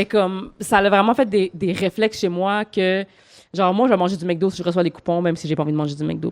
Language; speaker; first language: French; native; French